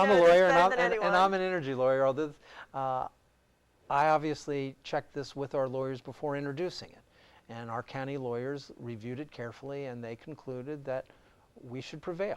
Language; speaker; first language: English; native; English